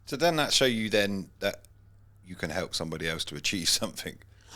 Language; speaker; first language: English; native; English